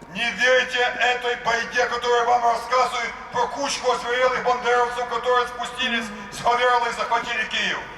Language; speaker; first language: Russian; non-native, local second language; Ukrainian